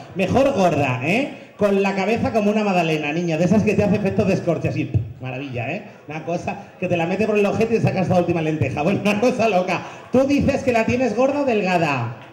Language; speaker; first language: Spanish; native; Spanish